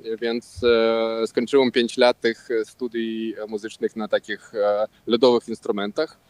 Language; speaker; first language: Polish; non-native, local second language; Russian